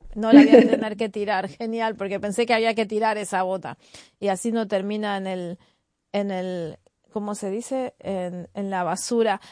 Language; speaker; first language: Spanish; native; Spanish